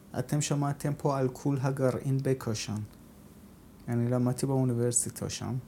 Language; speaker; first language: Hebrew; non-native, fluent; Persian